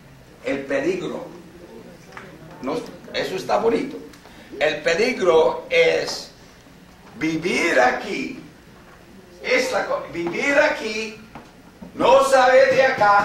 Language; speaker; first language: Spanish; non-native, fluent; English